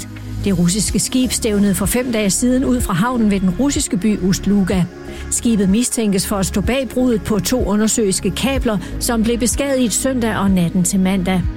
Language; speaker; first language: Danish; native; Danish